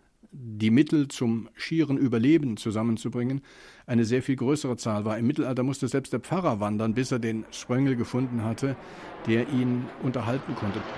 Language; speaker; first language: German; native; German